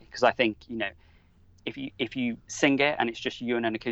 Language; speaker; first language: English; native; English